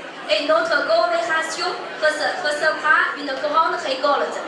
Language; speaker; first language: French; non-native, learner; Chinese